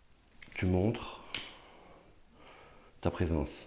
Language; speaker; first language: French; native; French